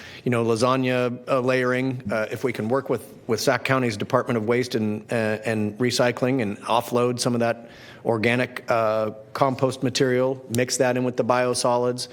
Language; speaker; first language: English; native; English